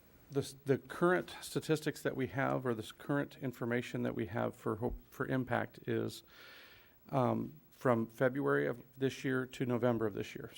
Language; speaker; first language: English; native; English